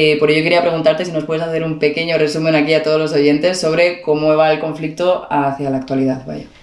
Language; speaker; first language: Spanish; native; Spanish